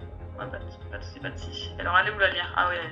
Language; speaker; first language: French; native; French